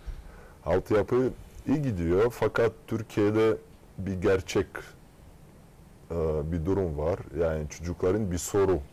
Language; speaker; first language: Turkish; non-native, fluent; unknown